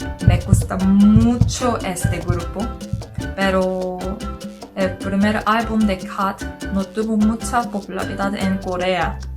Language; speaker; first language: Spanish; non-native, learner; Korean